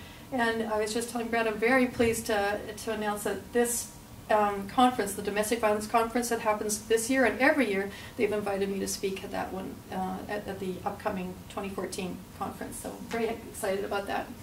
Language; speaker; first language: English; native; English